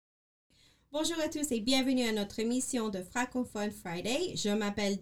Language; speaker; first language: French; non-native, learner; English